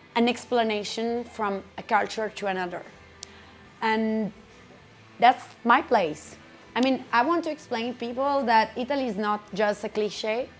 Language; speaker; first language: English; non-native, fluent; Italian